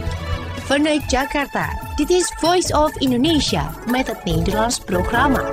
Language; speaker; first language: Dutch; non-native, fluent; Indonesian